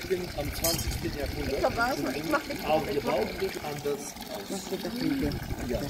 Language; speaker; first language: German; non-native, fluent; Bulgarian